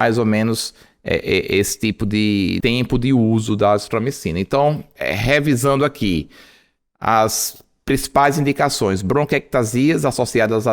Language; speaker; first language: Portuguese; native; Portuguese